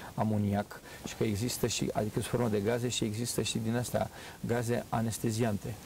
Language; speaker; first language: Romanian; native; Romanian